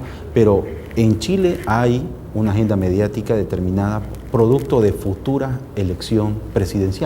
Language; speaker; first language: Spanish; native; Spanish